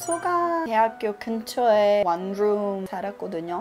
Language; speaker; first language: Korean; non-native, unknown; German